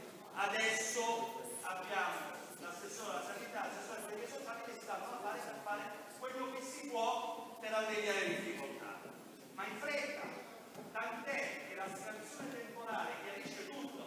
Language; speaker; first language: Italian; native; Italian